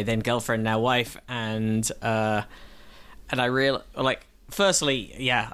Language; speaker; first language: English; native; English